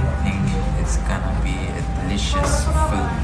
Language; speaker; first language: English; non-native, learner; Persian